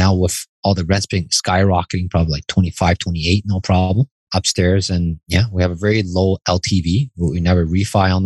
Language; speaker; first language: English; non-native, fluent; Chinese